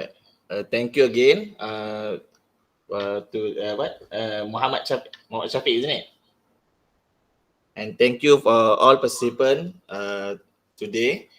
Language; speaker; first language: English; non-native, local second language; Malay